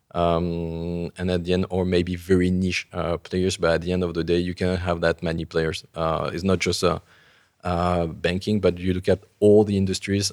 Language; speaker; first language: English; non-native, fluent; French